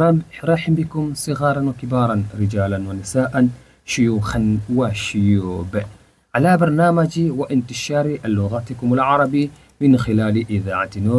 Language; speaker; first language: Arabic; non-native, fluent; Swahili